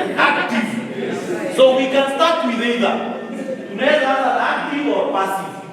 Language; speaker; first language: English; non-native, local second language; Swahili